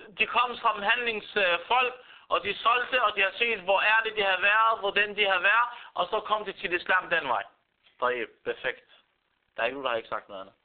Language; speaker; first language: Danish; non-native, fluent; Arabic